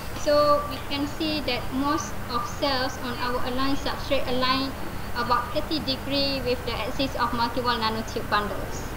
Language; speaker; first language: English; non-native, local second language; Malay